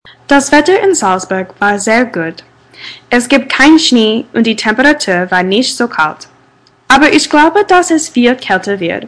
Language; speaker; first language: German; non-native, learner; English